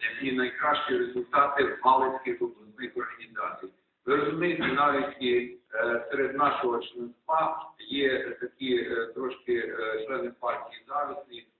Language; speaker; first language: Ukrainian; native; Ukrainian